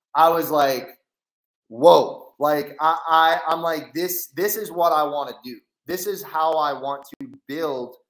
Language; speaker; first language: English; native; English